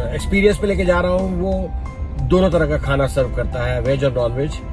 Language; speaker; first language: Hindi; native; Hindi